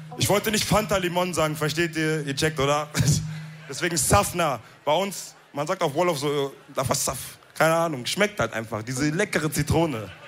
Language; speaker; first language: German; early bilingual, other home language; Wolof